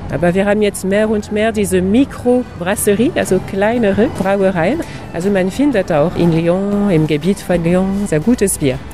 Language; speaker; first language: German; non-native, fluent; French